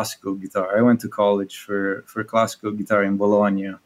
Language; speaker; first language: English; non-native, fluent; Italian